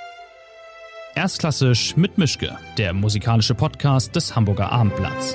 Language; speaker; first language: German; native; German